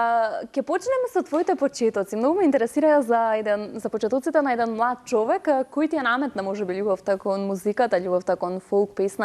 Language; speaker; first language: Macedonian; native; Macedonian